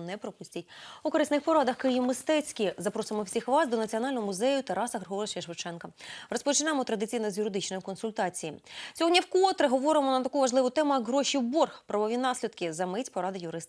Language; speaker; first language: Ukrainian; native; Ukrainian